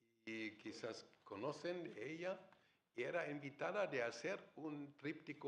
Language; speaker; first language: Spanish; non-native, fluent; German